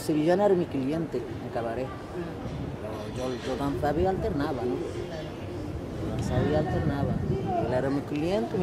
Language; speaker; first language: Spanish; non-native, fluent; Kabuverdianu